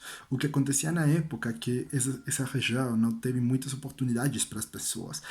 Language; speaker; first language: Portuguese; non-native, learner; Spanish